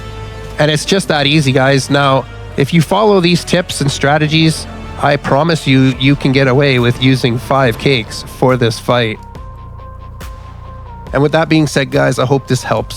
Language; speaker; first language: English; native; English